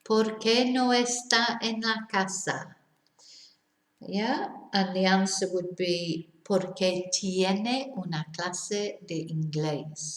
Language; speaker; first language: Spanish; non-native, fluent; English